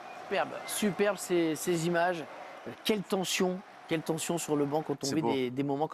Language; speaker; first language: French; native; French